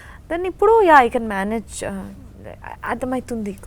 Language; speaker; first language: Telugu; non-native, learner; Bangla